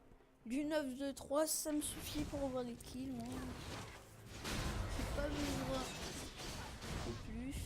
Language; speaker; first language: French; native; French